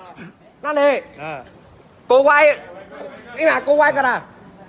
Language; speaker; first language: Japanese; non-native, learner; Vietnamese